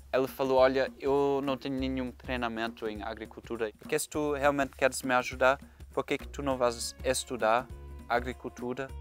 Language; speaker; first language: Portuguese; non-native, fluent; German